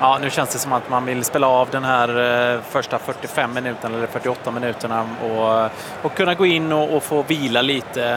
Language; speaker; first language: Swedish; native; Swedish